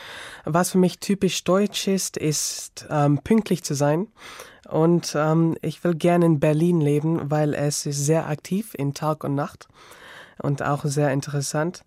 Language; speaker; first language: German; early bilingual, other home language; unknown